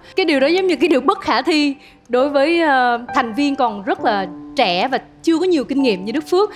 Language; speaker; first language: Vietnamese; native; Vietnamese